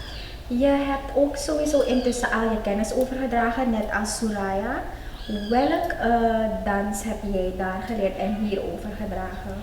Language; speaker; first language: Dutch; native; Dutch